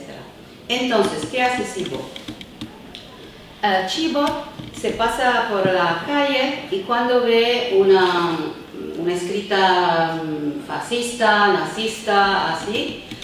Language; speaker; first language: Spanish; non-native, fluent; Italian